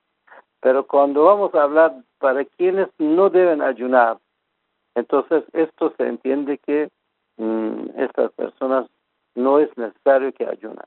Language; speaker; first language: Spanish; non-native, fluent; Persian